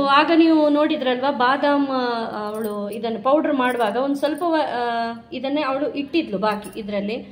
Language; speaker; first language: Kannada; non-native, local second language; Konkani